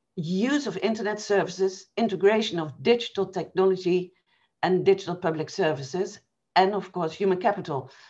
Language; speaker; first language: English; non-native, fluent; Dutch